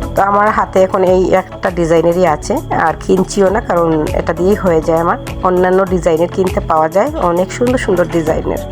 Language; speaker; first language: Bangla; non-native, local second language; Sylheti